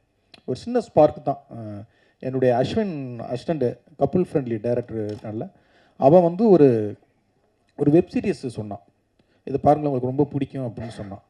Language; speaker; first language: Tamil; native; Tamil